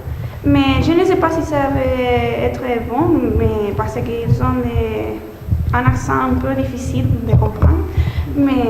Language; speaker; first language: French; non-native, learner; Spanish